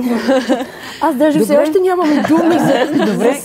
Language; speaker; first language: Bulgarian; native; Bulgarian